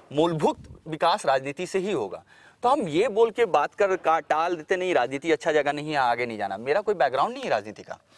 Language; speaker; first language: Hindi; native; Hindi